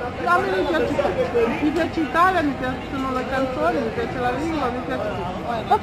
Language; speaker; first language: Italian; non-native, fluent; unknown